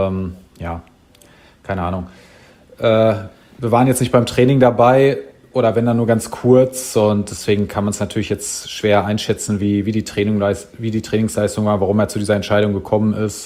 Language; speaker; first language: German; native; German